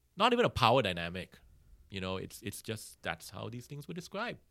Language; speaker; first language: English; native; English